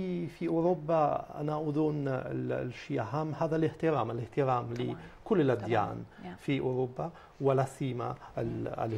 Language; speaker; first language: Arabic; non-native, fluent; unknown